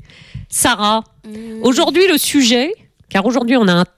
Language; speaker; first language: French; native; French